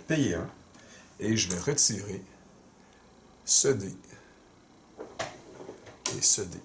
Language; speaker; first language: French; native; French